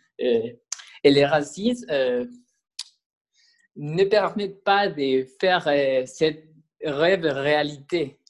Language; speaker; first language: French; non-native, learner; Spanish